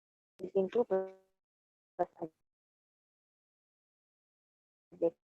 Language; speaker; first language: English; non-native, learner; Indonesian